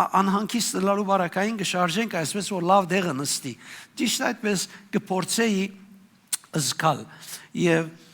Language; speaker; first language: Armenian; native; Armenian